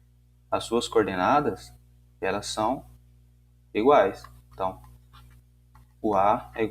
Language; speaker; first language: Portuguese; native; Portuguese